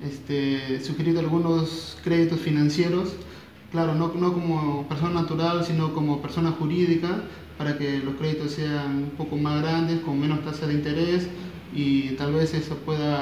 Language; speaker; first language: Spanish; native; Spanish